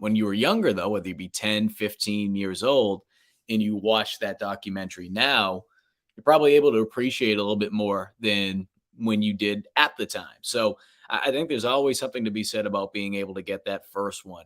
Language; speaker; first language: English; native; English